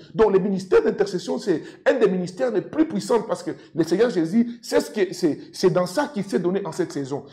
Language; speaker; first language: French; non-native, local second language; Lingala